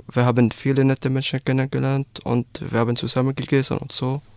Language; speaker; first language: German; non-native, learner; Arabic